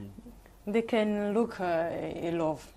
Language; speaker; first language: English; non-native, learner; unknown